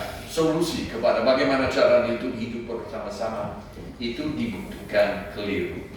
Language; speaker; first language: Indonesian; non-native, fluent; English